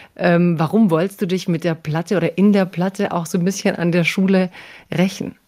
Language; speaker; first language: German; early bilingual, other home language; Croatian